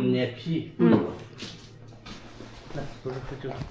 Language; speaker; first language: Chinese; native; Chinese